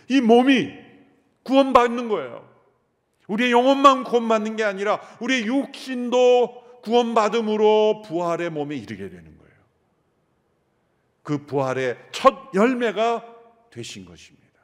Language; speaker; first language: Korean; native; Korean